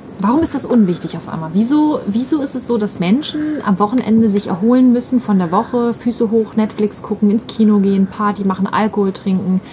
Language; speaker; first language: German; native; German